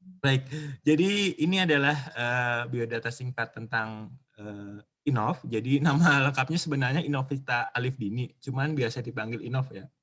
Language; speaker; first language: Indonesian; native; Indonesian